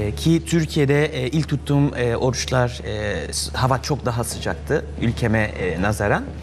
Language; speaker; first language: Turkish; non-native, fluent; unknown